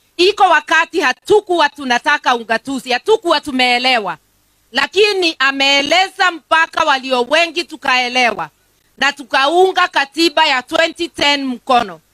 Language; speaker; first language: Swahili; non-native, local second language; Kikuyu